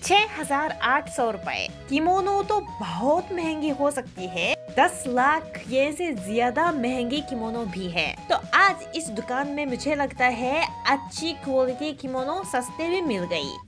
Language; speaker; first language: Hindi; non-native, fluent; Japanese